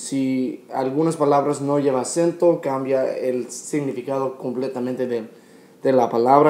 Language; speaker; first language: Spanish; non-native, fluent; English